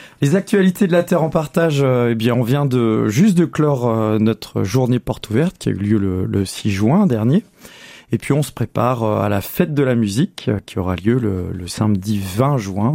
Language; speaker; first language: French; native; French